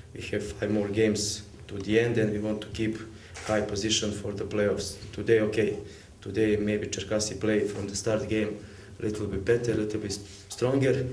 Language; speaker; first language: English; non-native, learner; Serbian